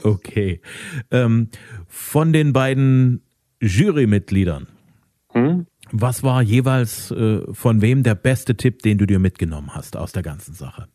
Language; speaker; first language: German; native; German